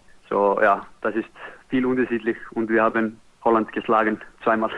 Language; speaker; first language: German; non-native, learner; Icelandic